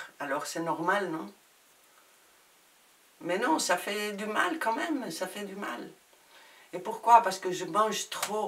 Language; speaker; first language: French; non-native, fluent; Spanish